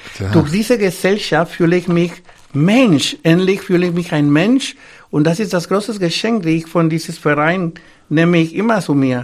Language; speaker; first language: German; non-native, fluent; Spanish